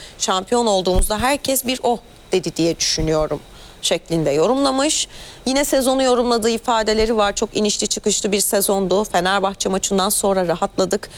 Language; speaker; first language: Turkish; native; Turkish